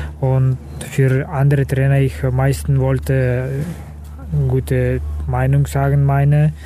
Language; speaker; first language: German; non-native, learner; Kazakh